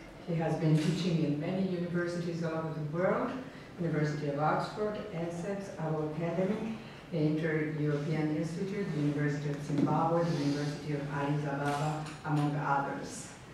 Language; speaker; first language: English; non-native, fluent; Spanish